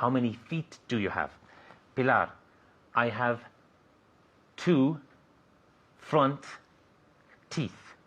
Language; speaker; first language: English; non-native, fluent; Spanish